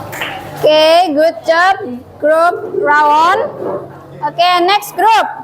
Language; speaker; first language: English; non-native, fluent; Indonesian